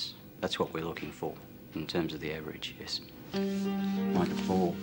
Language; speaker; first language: English; native; English